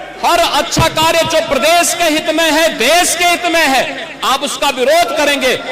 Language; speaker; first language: Hindi; native; Hindi